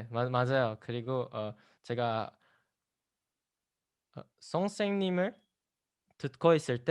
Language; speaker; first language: Korean; non-native, learner; Indonesian